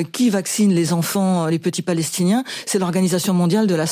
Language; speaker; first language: French; native; French